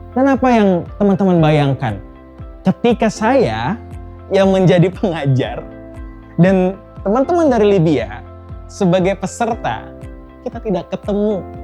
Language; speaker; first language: Indonesian; native; Indonesian